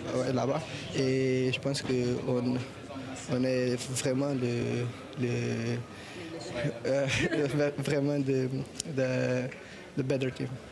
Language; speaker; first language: French; non-native, learner; Portuguese